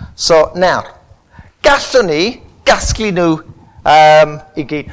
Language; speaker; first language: Welsh; non-native, local second language; English